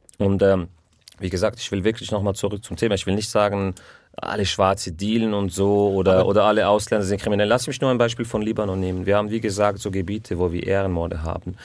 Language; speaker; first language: German; early bilingual, other home language; Arabic